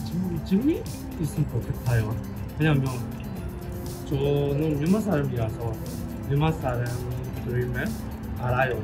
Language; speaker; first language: Korean; non-native, learner; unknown